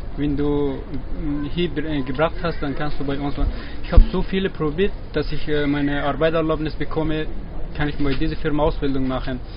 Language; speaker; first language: German; non-native, learner; Persian